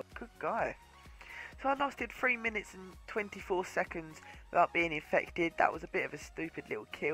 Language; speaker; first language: English; native; English